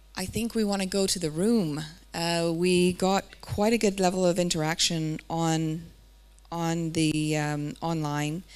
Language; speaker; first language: English; native; English